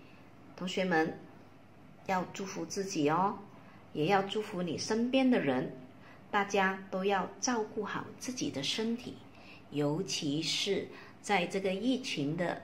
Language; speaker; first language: Chinese; native; Chinese